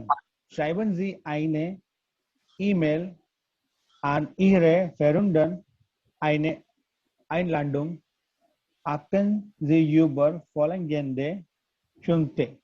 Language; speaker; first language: German; non-native, learner; Gujarati